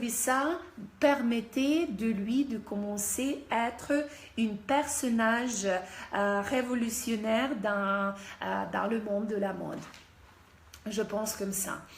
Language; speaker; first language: French; non-native, fluent; Russian